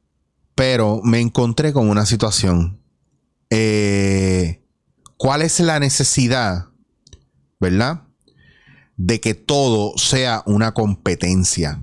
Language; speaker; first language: Spanish; native; Spanish